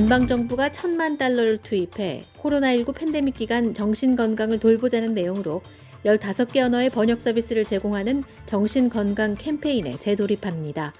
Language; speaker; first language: Korean; native; Korean